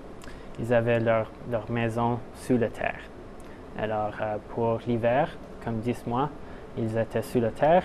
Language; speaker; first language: French; non-native, local second language; English